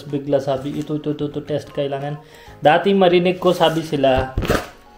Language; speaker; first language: Filipino; non-native, learner; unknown